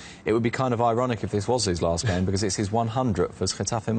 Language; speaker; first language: English; native; English